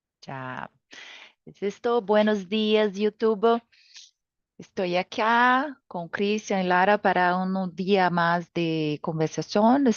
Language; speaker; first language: Spanish; non-native, learner; Portuguese